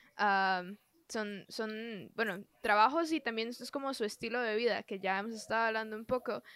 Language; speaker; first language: Spanish; native; Spanish